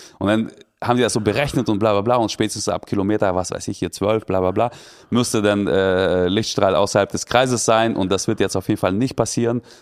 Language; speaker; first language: German; early bilingual, other home language; Russian